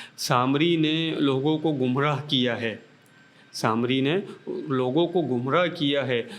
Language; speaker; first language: Urdu; non-native, local second language; Baluchi